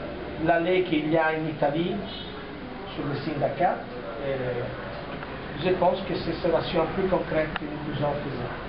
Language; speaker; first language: French; non-native, fluent; Italian